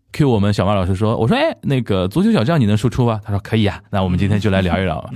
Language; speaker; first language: Chinese; native; Chinese